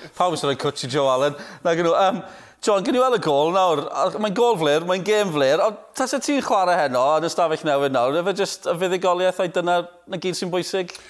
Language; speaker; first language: Welsh; native; Welsh